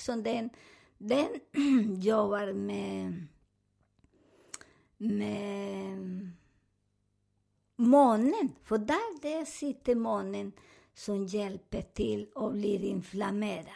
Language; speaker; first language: Swedish; non-native, fluent; Spanish